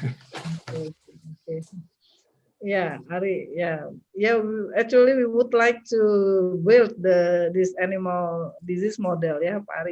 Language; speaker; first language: English; non-native, local second language; Indonesian